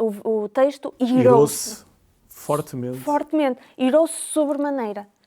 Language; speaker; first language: Portuguese; native; Portuguese